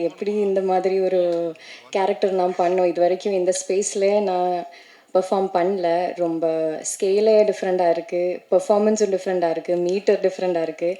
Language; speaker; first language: Tamil; non-native, learner; Malayalam